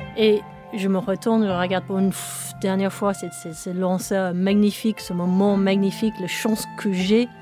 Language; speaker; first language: French; non-native, fluent; English